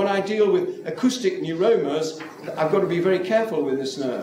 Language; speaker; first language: English; native; English